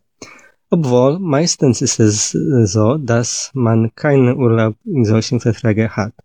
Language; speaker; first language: German; non-native, learner; Polish